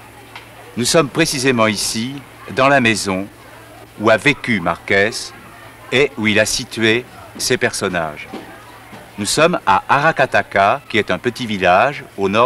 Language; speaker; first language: French; native; French